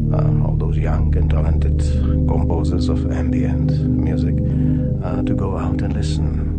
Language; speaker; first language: English; non-native, fluent; Czech